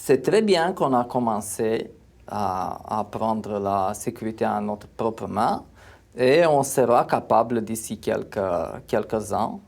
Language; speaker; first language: French; non-native, fluent; Romanian